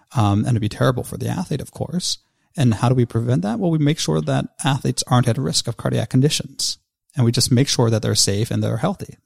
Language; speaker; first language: English; native; English